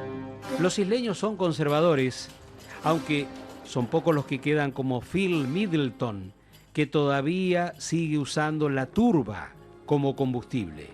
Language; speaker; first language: Spanish; native; Spanish